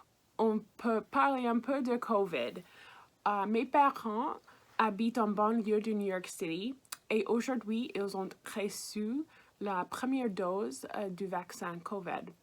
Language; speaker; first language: French; non-native, fluent; English